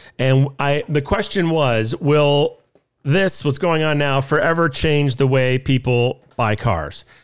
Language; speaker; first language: English; native; English